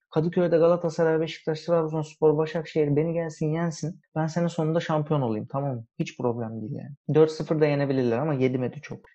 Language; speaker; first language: Turkish; early bilingual, heritage; Turkish